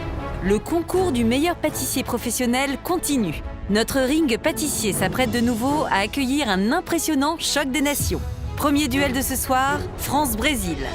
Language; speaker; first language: French; native; French